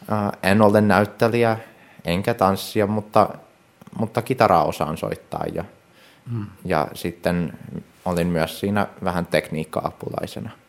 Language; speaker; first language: Finnish; early bilingual, heritage; Finnish